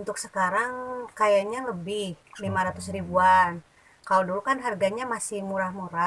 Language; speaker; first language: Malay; non-native, local second language; Sundanese